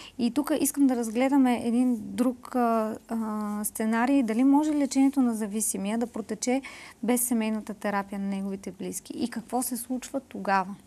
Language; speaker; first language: Bulgarian; native; Bulgarian